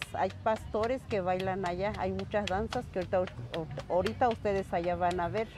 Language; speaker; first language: Spanish; non-native, local second language; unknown